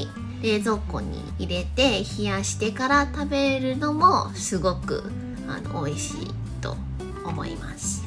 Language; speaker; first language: Japanese; non-native, fluent; Chinese